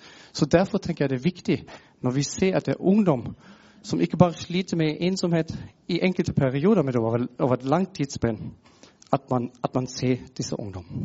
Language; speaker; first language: Norwegian; non-native, fluent; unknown